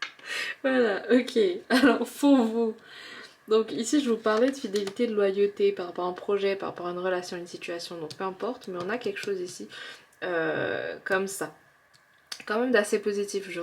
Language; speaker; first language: French; native; French